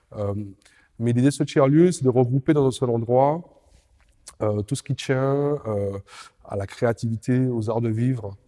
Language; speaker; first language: French; native; French